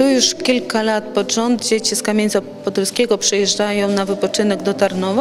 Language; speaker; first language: Polish; non-native, fluent; Ukrainian